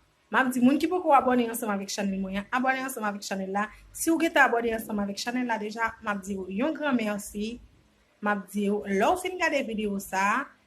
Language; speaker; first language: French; non-native, learner; Haitian Creole